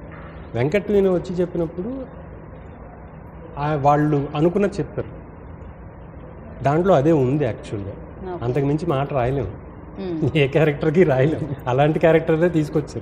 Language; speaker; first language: Telugu; native; Telugu